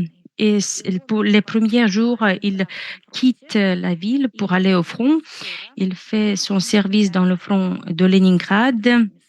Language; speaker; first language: French; non-native, fluent; Russian